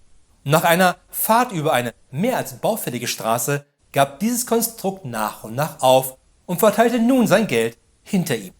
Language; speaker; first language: German; native; German